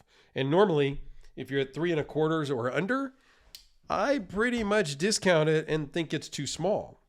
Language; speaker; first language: English; native; English